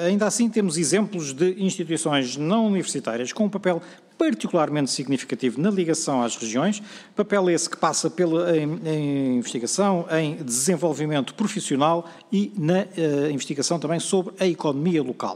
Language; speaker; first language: Portuguese; native; Portuguese